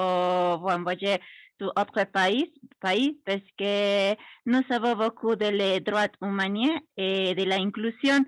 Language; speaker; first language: French; non-native, learner; Spanish